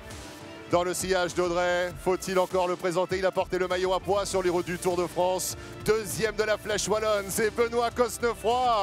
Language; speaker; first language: French; native; French